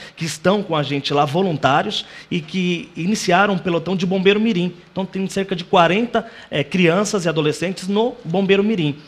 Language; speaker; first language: Portuguese; native; Portuguese